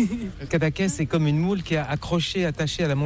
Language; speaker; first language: French; native; French